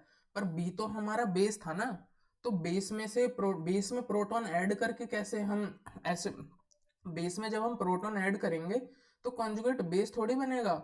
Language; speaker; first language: Hindi; native; Hindi